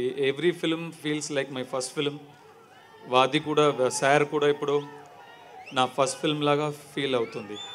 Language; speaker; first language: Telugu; non-native, learner; Tamil